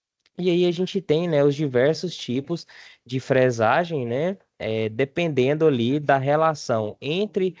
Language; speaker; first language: Portuguese; native; Portuguese